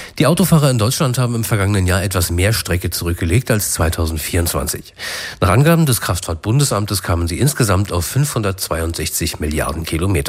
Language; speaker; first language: German; native; German